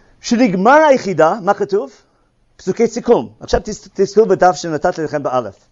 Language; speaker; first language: Hebrew; non-native, fluent; English